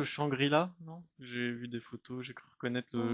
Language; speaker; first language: French; native; French